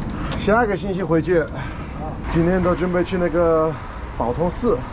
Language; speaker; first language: Chinese; non-native, fluent; English